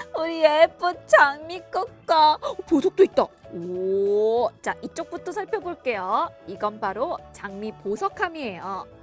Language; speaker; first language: Korean; native; Korean